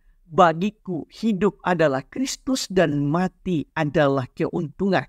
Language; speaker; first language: Indonesian; native; Indonesian